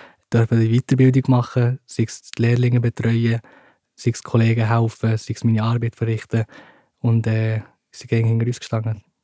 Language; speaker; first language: German; early bilingual, other home language; Turkish